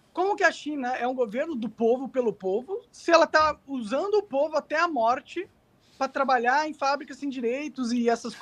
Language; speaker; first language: Portuguese; native; Portuguese